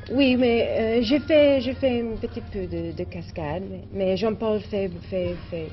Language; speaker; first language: French; non-native, learner; English